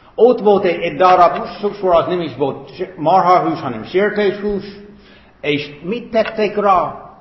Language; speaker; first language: Hungarian; non-native, fluent; English